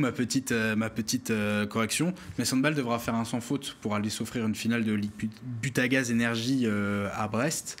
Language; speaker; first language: French; native; French